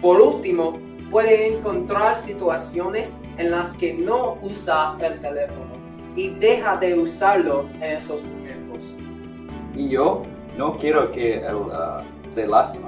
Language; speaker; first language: Spanish; non-native, learner; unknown